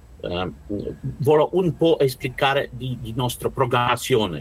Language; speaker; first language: Italian; non-native, learner; Russian